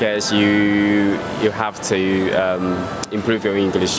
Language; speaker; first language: English; non-native, fluent; Chinese